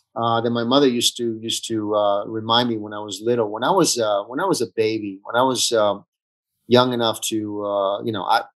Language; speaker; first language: English; early bilingual, other home language; Italian